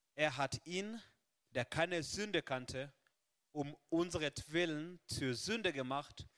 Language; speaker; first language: German; non-native, fluent; Swahili